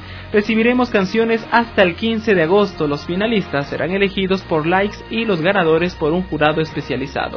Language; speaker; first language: Spanish; native; Spanish